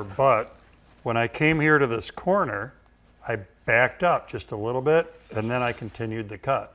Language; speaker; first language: English; native; English